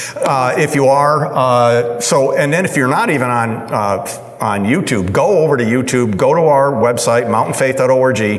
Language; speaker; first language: English; native; English